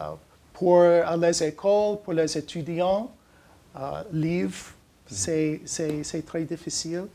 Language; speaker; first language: French; non-native, learner; English